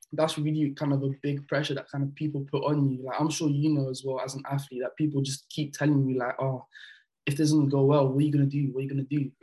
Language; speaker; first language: English; early bilingual, other home language; French